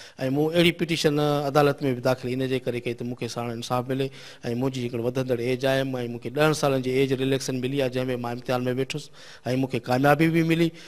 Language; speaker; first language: Sindhi; native; Sindhi